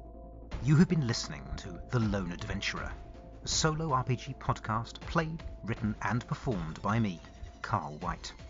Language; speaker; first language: English; native; English